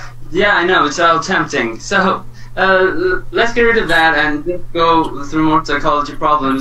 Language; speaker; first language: English; non-native, fluent; Persian